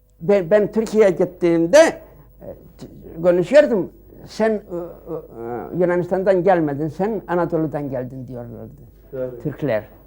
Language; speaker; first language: Turkish; early bilingual, heritage; Turkish